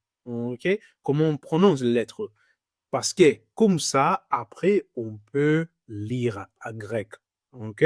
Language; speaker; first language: French; non-native, fluent; Greek